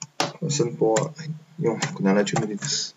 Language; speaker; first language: Japanese; non-native, fluent; Chinese